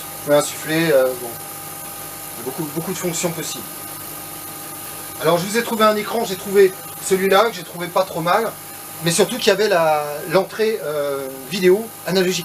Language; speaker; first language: French; native; French